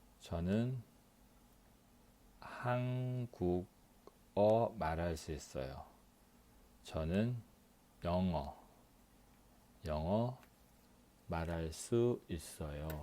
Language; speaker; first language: Korean; non-native, learner; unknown